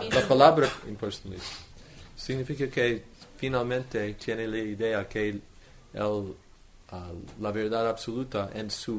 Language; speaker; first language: Spanish; non-native, fluent; English